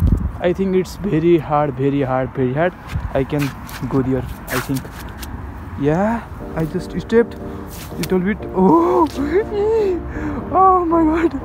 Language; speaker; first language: English; non-native, learner; Nepali